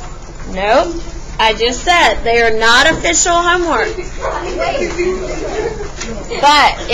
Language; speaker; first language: English; native; English